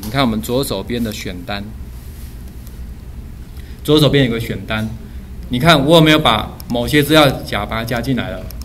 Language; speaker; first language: Chinese; native; Chinese